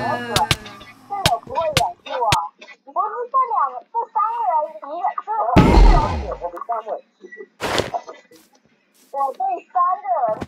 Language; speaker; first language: Chinese; native; Chinese